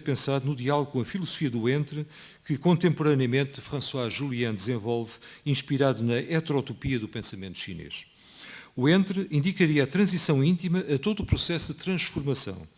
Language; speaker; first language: Portuguese; native; Portuguese